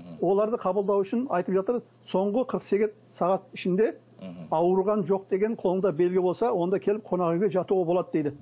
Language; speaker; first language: Kazakh; early bilingual, heritage; Kazakh